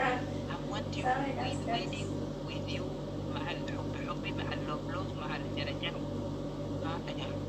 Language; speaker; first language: Arabic; non-native, learner; Oromo